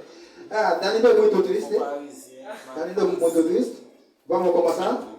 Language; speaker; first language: Portuguese; non-native, learner; Haitian Creole